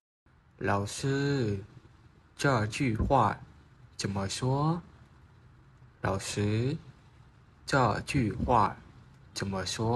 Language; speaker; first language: Chinese; non-native, fluent; Khmer